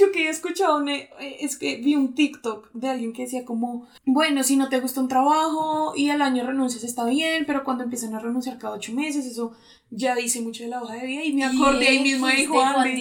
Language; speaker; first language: Spanish; native; Spanish